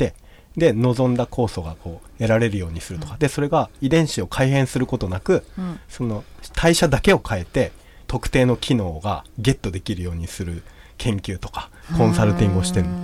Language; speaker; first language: Japanese; native; Japanese